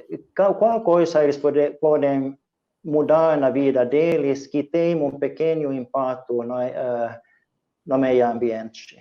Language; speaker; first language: Portuguese; non-native, fluent; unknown